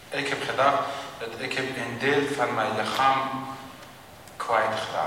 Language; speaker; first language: Dutch; non-native, fluent; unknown